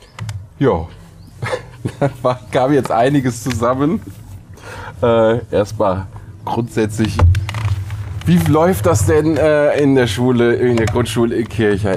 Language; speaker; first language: German; native; German